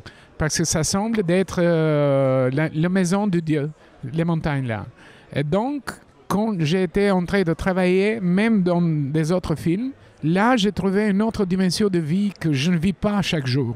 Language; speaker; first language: French; non-native, fluent; Albanian